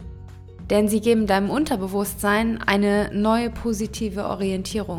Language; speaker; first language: German; native; German